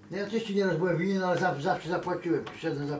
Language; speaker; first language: Polish; native; Polish